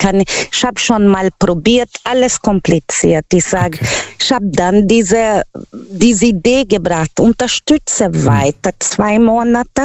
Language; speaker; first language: German; non-native, fluent; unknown